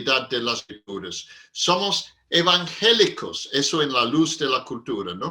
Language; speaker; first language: Spanish; non-native, fluent; English